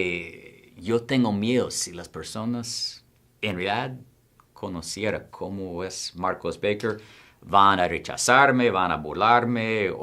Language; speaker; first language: Spanish; non-native, fluent; English